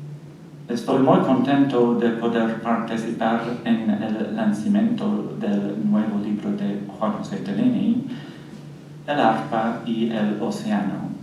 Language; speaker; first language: Spanish; non-native, fluent; English